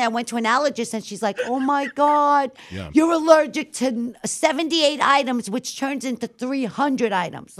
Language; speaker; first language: English; early bilingual, other home language; Italian